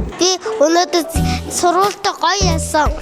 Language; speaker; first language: Mongolian; native; Mongolian